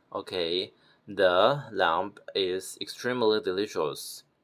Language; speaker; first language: English; non-native, fluent; Chinese